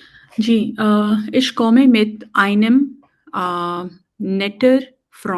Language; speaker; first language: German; non-native, learner; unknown